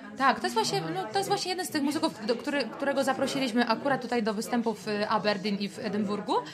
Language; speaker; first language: Polish; native; Polish